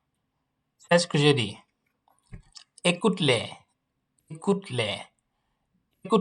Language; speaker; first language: French; non-native, local second language; Wolof